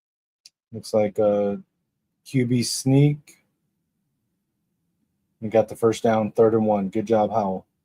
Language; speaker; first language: English; native; English